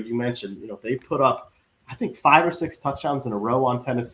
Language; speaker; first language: English; native; English